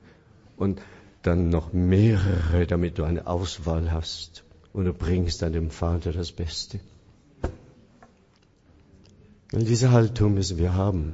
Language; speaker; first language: German; non-native, fluent; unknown